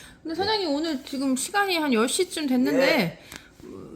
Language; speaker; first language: Korean; native; Korean